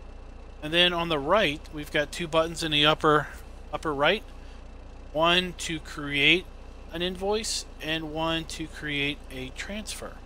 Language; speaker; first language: English; native; English